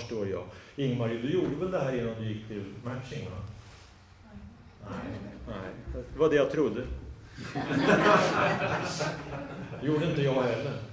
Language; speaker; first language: Swedish; native; Swedish